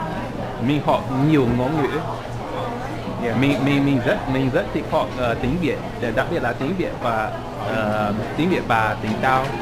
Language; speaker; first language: Vietnamese; non-native, learner; English